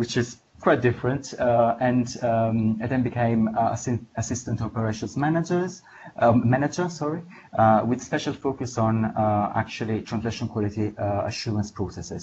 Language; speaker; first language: English; non-native, fluent; Italian